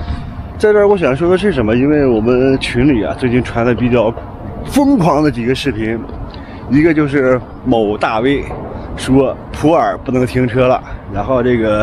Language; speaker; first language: Chinese; native; Chinese